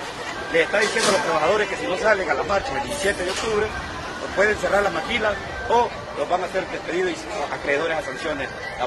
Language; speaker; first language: Spanish; native; Spanish